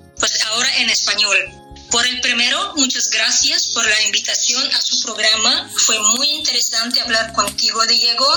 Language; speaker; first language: Spanish; non-native, fluent; Russian